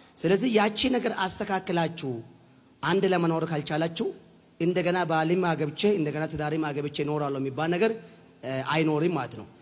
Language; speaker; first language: Amharic; non-native, local second language; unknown